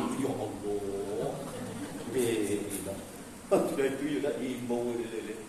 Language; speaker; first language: Malay; non-native, local second language; Minangkabau